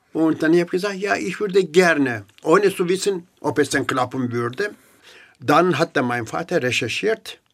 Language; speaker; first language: German; non-native, fluent; Turkish